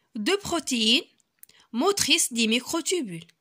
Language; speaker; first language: French; non-native, local second language; Arabic